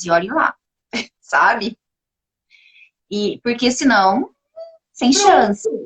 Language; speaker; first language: Portuguese; native; Portuguese